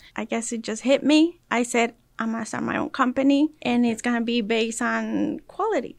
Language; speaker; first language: English; early bilingual, other home language; Spanish